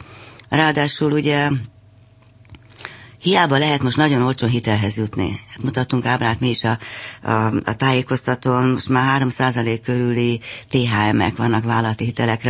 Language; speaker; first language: Hungarian; native; Hungarian